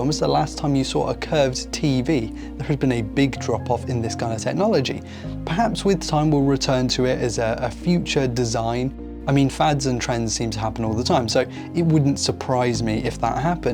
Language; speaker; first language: English; native; English